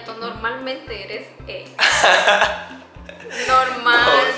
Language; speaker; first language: Spanish; native; Spanish